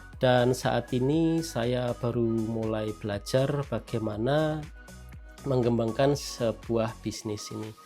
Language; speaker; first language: Indonesian; native; Indonesian